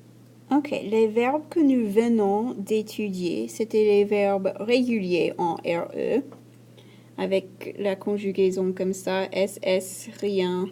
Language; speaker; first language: French; non-native, fluent; English